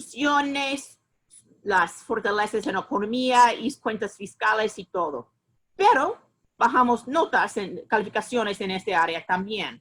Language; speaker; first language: Spanish; non-native, fluent; English